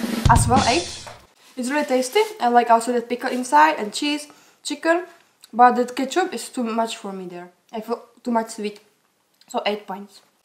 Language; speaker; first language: English; non-native, learner; Czech